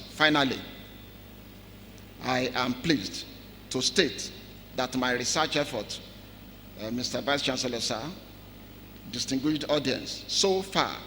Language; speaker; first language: English; non-native, local second language; Yoruba